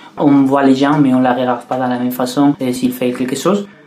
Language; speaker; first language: French; non-native, fluent; Spanish